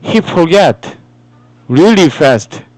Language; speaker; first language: English; non-native, fluent; Korean